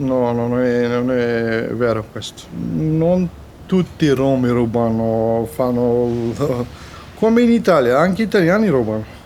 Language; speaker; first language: Italian; non-native, learner; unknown